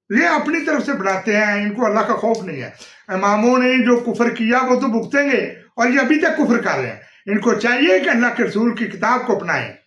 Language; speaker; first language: Urdu; non-native, local second language; Punjabi